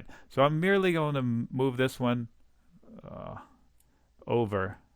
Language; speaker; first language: English; native; English